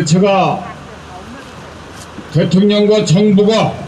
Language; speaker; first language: Korean; native; Korean